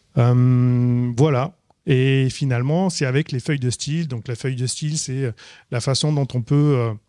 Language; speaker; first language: French; native; French